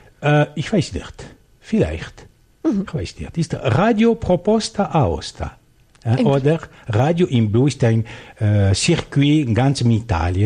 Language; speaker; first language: German; non-native, local second language; French